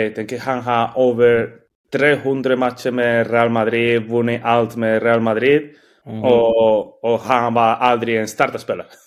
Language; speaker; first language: Swedish; non-native, fluent; Spanish